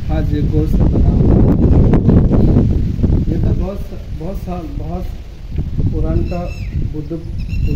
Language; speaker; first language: Hindi; non-native, local second language; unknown